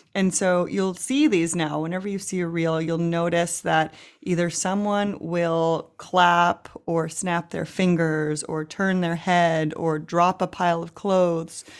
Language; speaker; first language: English; native; English